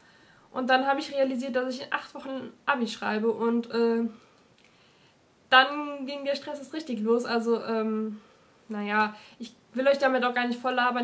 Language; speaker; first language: German; native; German